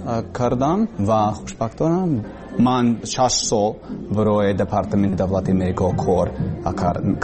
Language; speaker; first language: Persian; non-native, learner; English